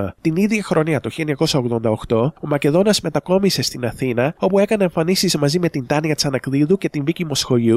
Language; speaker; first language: Greek; native; Greek